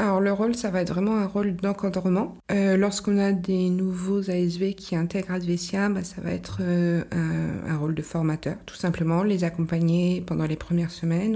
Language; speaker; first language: French; native; French